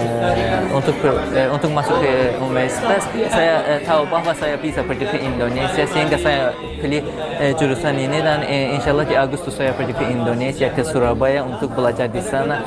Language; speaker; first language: Indonesian; non-native, learner; Azerbaijani